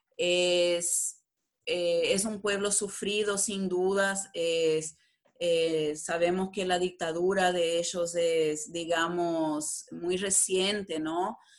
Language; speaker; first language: Spanish; native; Spanish